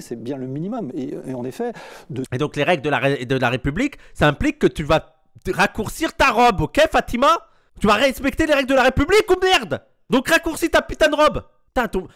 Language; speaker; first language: French; native; French